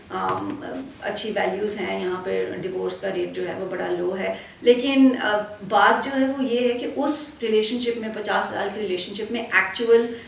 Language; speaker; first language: Urdu; native; Urdu